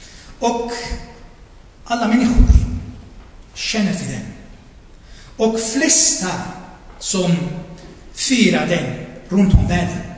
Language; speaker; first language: Swedish; non-native, fluent; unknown